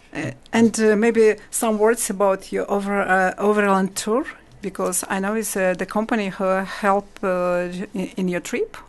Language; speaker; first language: English; non-native, learner; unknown